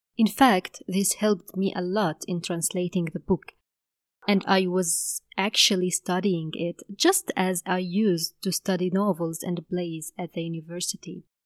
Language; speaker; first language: English; non-native, fluent; Arabic